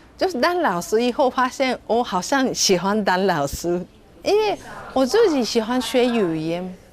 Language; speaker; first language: Chinese; non-native, fluent; Japanese